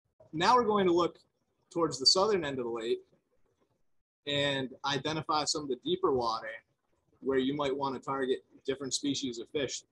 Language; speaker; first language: English; native; English